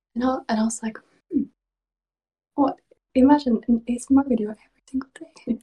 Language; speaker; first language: English; non-native, fluent; Swedish